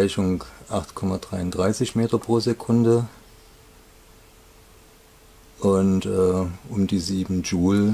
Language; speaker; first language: German; native; German